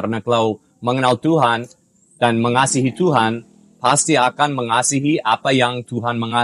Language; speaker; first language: Indonesian; non-native, fluent; English